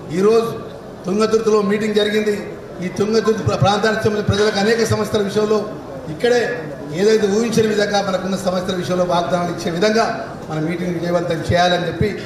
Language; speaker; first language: Telugu; native; Telugu